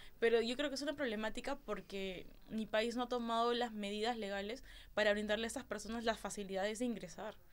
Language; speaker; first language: Spanish; native; Spanish